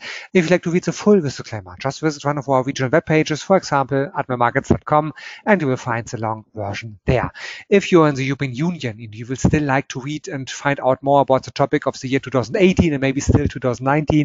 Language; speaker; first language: English; non-native, fluent; German